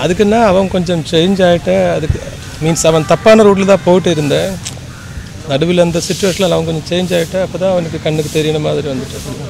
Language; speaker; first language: Tamil; non-native, learner; Malayalam